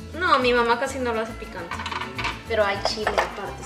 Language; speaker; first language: Spanish; native; Spanish